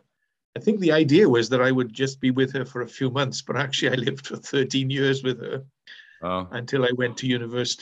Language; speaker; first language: English; native; English